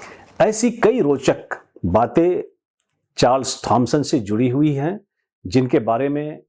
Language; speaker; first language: Hindi; native; Hindi